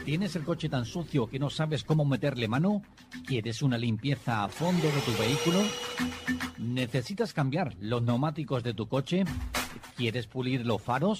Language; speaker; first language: Spanish; native; Spanish